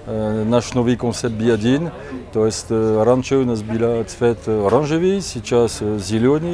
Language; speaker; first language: Russian; non-native, learner; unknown